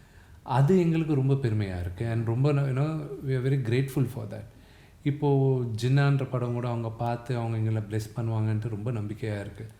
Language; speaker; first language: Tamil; non-native, local second language; Telugu